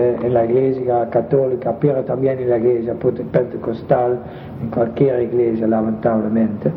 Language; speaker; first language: Spanish; non-native, fluent; Dutch